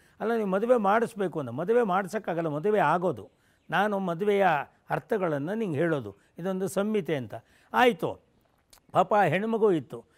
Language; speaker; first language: Kannada; non-native, local second language; Tamil